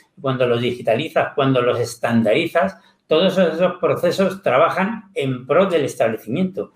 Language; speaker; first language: Spanish; native; Spanish